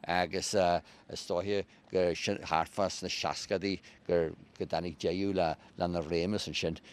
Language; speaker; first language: Irish; native; Irish